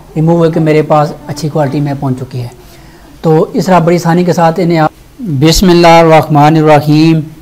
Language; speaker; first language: Urdu; native; Urdu